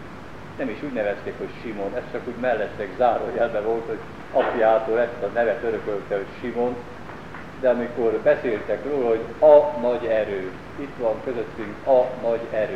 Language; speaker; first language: Hungarian; native; Hungarian